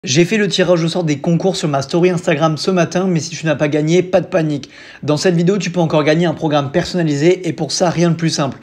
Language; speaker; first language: French; native; French